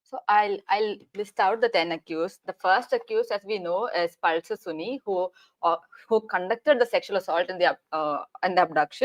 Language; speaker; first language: English; non-native, local second language; Malayalam